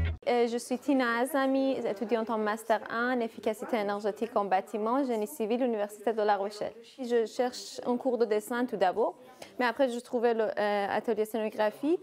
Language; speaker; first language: French; non-native, learner; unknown